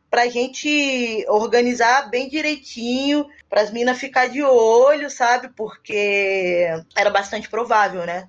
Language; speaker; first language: Portuguese; native; Portuguese